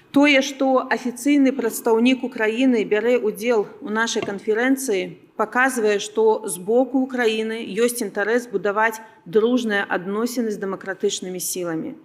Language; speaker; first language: Belarusian; non-native, local second language; Russian